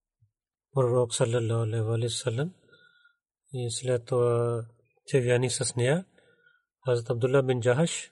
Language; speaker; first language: Bulgarian; non-native, learner; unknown